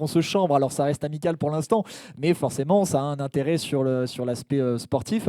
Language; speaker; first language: French; native; French